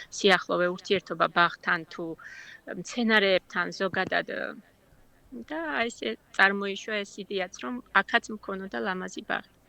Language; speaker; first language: Georgian; native; Georgian